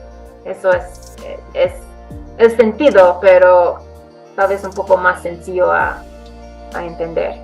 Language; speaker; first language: Spanish; non-native, fluent; English